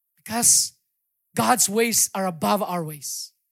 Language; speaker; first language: English; non-native, local second language; Hiligaynon